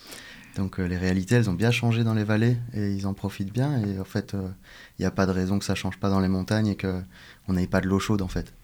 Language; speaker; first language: French; native; French